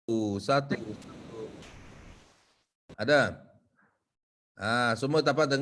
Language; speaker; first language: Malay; non-native, local second language; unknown